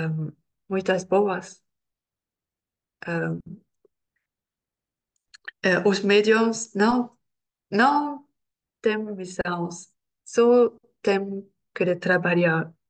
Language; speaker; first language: Portuguese; non-native, learner; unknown